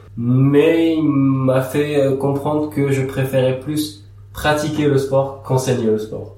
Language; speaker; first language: French; early bilingual, other home language; Aramaic